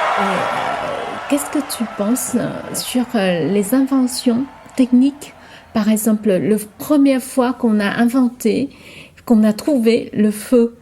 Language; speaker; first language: French; non-native, fluent; Vietnamese